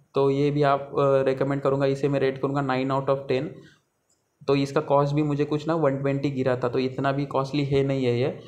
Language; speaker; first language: Hindi; non-native, local second language; Marathi